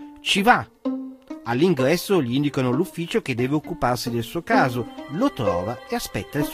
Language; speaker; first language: Italian; native; Italian